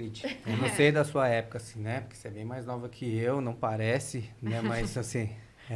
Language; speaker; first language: Portuguese; native; Portuguese